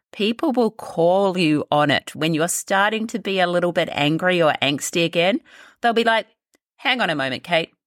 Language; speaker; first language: English; native; English